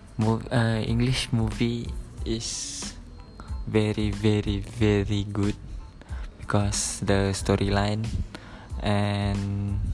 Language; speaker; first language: English; non-native, learner; Malay